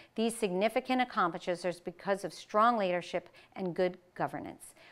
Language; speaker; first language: English; native; English